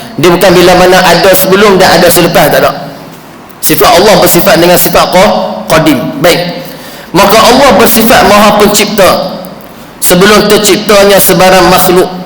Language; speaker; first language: Malay; native; Malay